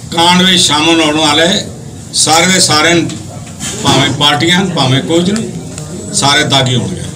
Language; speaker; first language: Hindi; non-native, local second language; Punjabi